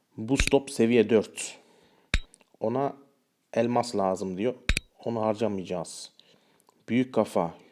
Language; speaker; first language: Turkish; early bilingual, heritage; Turkish